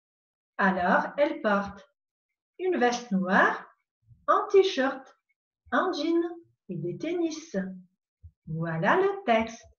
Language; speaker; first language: French; non-native, fluent; Macedonian